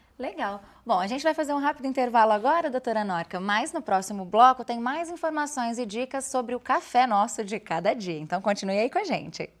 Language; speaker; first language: Portuguese; native; Portuguese